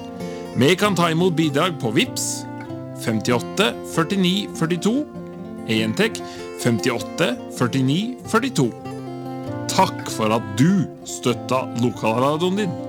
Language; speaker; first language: Norwegian; native; Norwegian